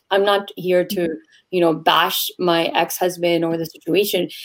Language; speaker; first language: English; native; English